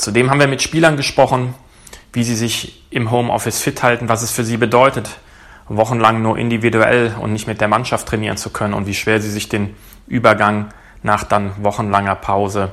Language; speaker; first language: German; native; German